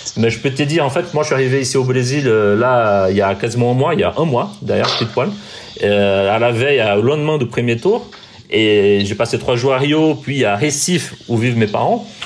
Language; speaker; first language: French; non-native, fluent; Portuguese